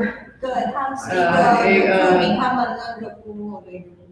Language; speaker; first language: Chinese; native; Chinese